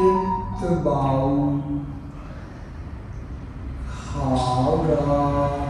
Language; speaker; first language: Vietnamese; non-native, learner; Hindi